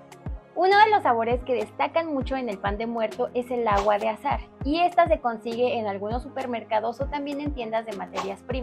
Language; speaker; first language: Spanish; native; Spanish